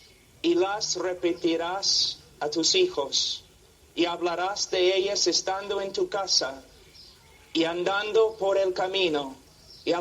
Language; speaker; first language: Spanish; non-native, fluent; English